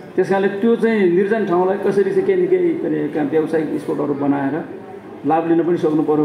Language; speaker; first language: Nepali; non-native, local second language; Gurung